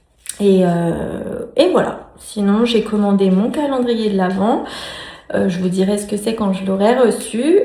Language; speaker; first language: French; native; French